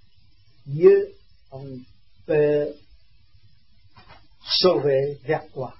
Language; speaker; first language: French; non-native, learner; Vietnamese